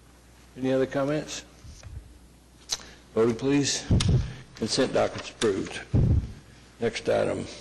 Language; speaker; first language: English; native; English